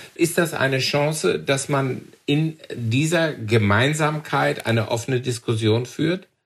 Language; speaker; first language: German; native; German